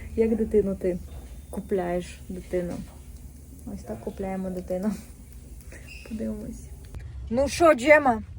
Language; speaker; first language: Ukrainian; non-native, local second language; Russian